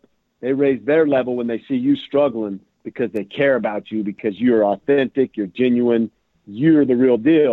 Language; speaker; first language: English; native; English